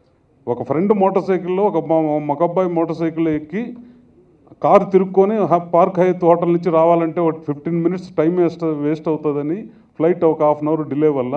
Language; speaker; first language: Telugu; native; Telugu